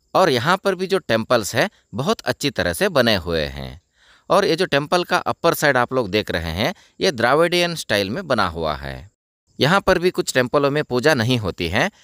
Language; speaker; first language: Hindi; non-native, local second language; Kannada